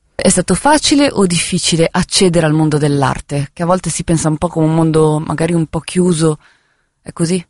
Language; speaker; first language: Italian; native; Italian